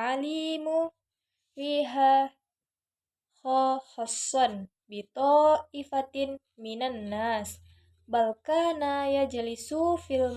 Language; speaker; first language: Arabic; non-native, learner; Indonesian